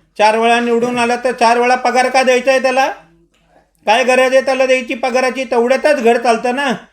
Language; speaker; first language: Marathi; non-native, local second language; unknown